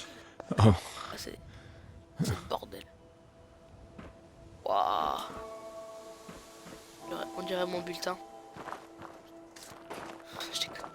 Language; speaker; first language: French; native; French